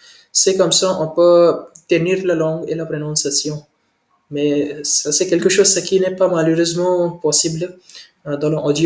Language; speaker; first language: French; non-native, learner; Hindi